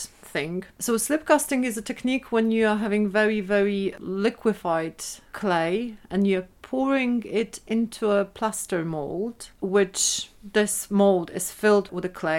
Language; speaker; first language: English; non-native, fluent; Polish